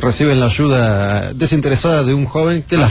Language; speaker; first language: Spanish; native; Spanish